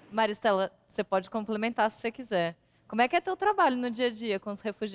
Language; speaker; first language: Portuguese; native; Portuguese